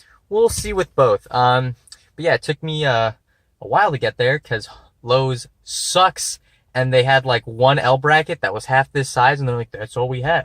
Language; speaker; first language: English; native; English